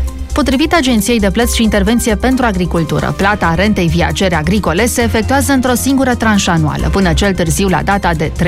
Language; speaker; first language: Romanian; native; Romanian